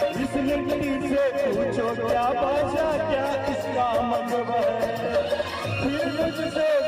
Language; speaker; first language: Hindi; non-native, local second language; Marathi